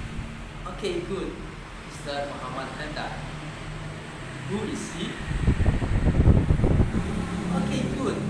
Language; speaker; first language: English; non-native, learner; Indonesian